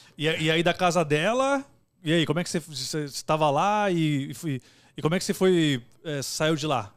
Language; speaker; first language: Portuguese; native; Portuguese